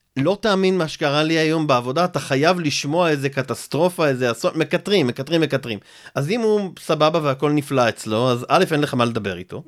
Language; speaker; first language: Hebrew; native; Hebrew